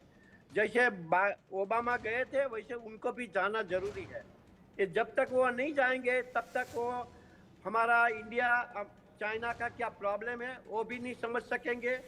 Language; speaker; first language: Hindi; non-native, local second language; Gujarati